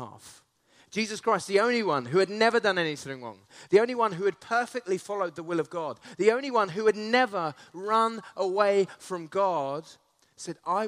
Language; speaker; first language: English; native; English